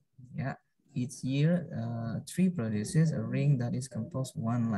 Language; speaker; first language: English; non-native, fluent; Indonesian